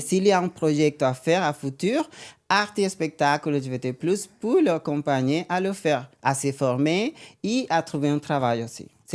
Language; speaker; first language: French; non-native, learner; Spanish